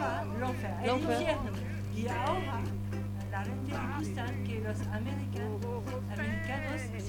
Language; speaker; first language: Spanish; non-native, learner; French